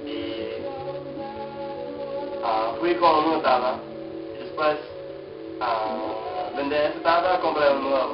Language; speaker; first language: Spanish; non-native, learner; English